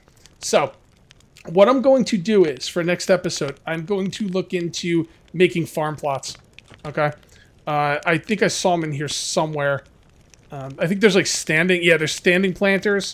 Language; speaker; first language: English; native; English